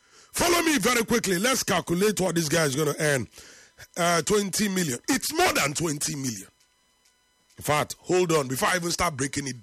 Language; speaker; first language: English; non-native, local second language; Igbo